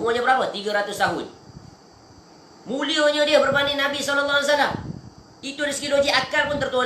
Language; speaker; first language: Malay; native; Malay